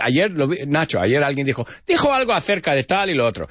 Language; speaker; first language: Spanish; non-native, fluent; English